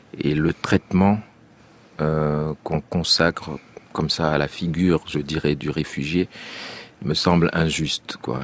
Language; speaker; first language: French; non-native, local second language; Arabic